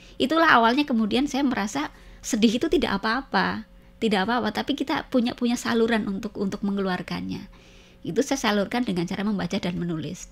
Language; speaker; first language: Indonesian; native; Indonesian